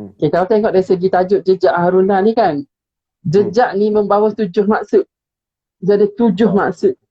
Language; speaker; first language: Malay; native; Malay